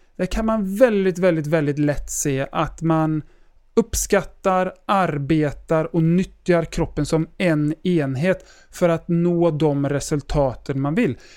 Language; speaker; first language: Swedish; native; Swedish